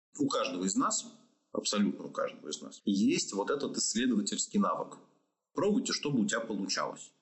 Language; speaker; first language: Russian; native; Russian